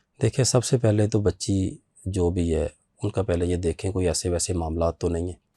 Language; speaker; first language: Urdu; non-native, local second language; Punjabi